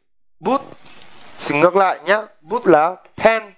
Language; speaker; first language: Vietnamese; non-native, fluent; Korean